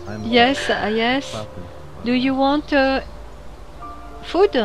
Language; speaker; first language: English; non-native, learner; French